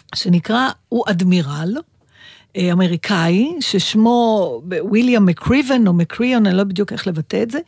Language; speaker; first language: Hebrew; native; Hebrew